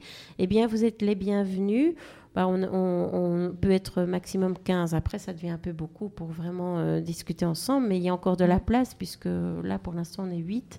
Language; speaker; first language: French; native; French